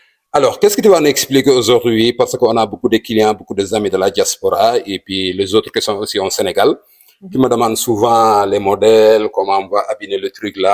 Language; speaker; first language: French; non-native, local second language; Wolof